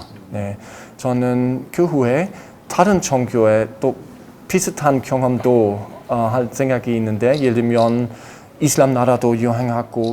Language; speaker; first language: Korean; non-native, fluent; German